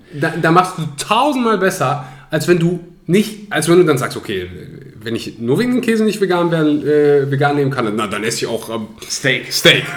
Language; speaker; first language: German; early bilingual, other home language; Russian